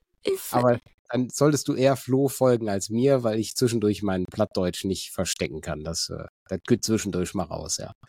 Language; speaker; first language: German; native; German